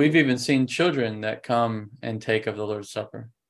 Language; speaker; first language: English; native; English